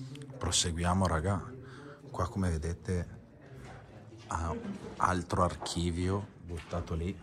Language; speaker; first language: Italian; native; Italian